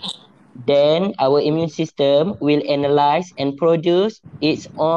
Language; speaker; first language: English; non-native, local second language; Malay